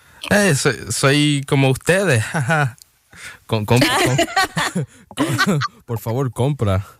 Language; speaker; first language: Spanish; non-native, learner; English